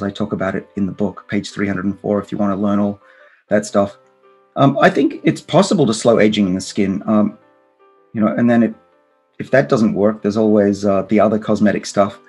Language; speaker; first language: English; native; English